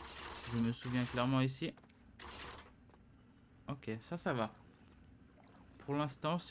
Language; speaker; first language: French; native; French